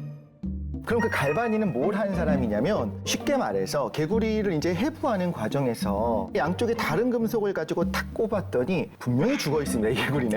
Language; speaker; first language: Korean; native; Korean